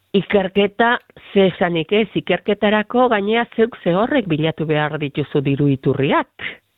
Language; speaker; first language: Basque; native; Basque